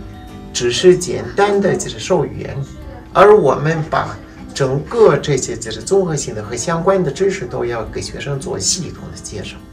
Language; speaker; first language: Chinese; non-native, fluent; Russian